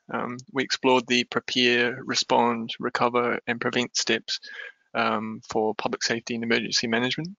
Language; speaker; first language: English; native; English